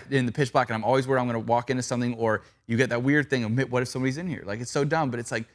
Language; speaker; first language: English; native; English